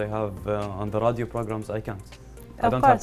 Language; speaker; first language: English; non-native, learner; Arabic